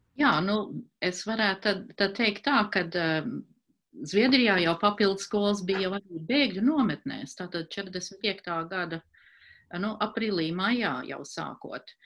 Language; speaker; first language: Latvian; early bilingual, heritage; Latvian